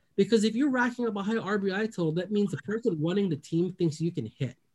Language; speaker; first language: English; native; English